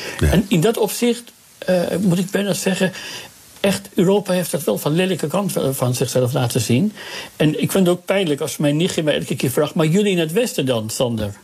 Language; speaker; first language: Dutch; non-native, fluent; Persian